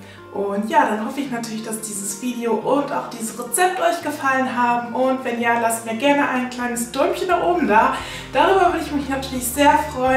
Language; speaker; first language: German; native; German